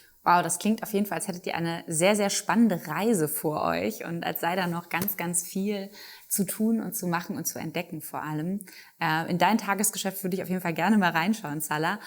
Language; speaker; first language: German; native; German